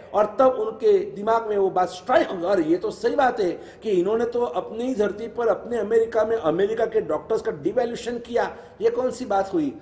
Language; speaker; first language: Hindi; non-native, local second language; Gujarati